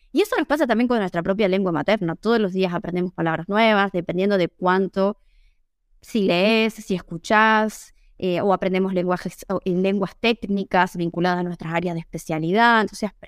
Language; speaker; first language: Spanish; native; Spanish